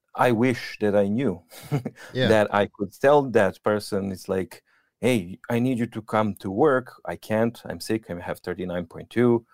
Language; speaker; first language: English; non-native, fluent; Serbian